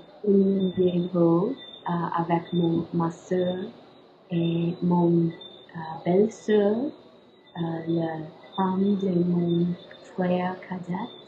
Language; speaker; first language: French; non-native, learner; English